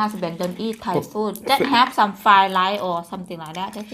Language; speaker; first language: English; non-native, learner; Thai